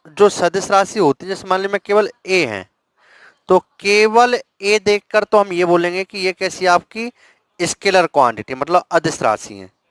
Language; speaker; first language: Hindi; native; Hindi